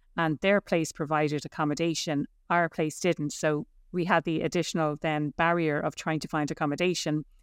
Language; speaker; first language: English; native; English